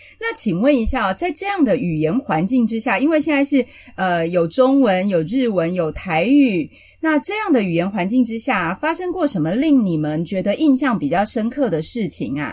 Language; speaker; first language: Chinese; native; Chinese